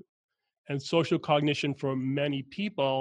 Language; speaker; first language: English; native; English